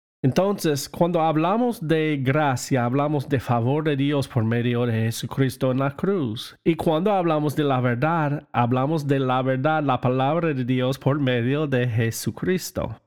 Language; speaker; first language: Spanish; non-native, learner; English